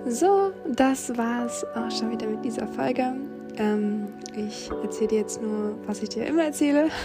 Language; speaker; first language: German; native; German